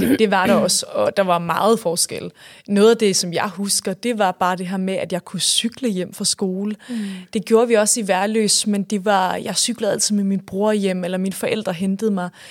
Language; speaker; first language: Danish; native; Danish